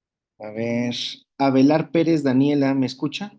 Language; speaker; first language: Spanish; native; Spanish